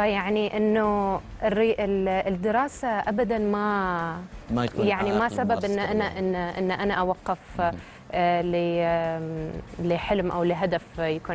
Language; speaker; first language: Arabic; native; Arabic